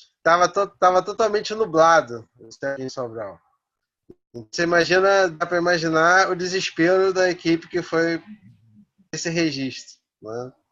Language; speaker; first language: Portuguese; native; Portuguese